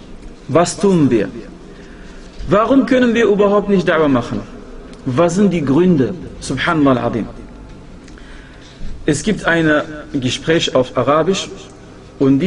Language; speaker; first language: German; non-native, fluent; Arabic